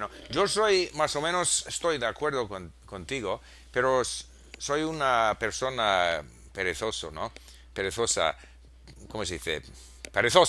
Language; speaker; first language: Spanish; non-native, fluent; English